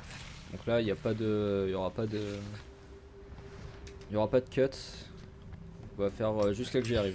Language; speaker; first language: French; native; French